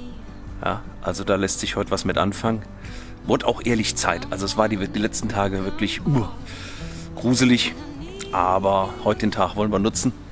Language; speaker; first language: German; native; German